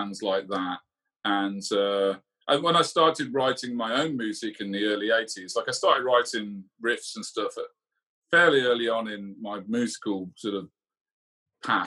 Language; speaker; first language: English; native; English